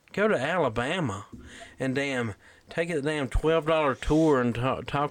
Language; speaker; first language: English; native; English